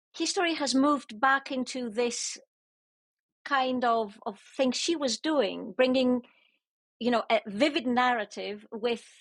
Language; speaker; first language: English; non-native, fluent; Greek